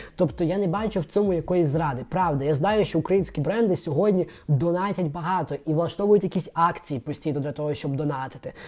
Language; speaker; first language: Ukrainian; non-native, local second language; Russian